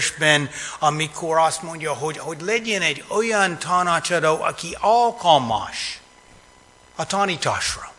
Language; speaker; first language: Hungarian; non-native, fluent; English